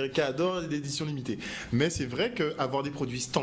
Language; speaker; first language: French; native; French